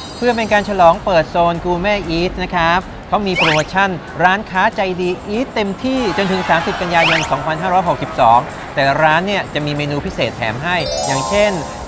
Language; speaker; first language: Thai; native; Thai